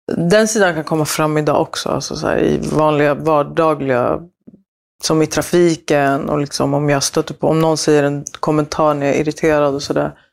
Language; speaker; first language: Swedish; early bilingual, other home language; Spanish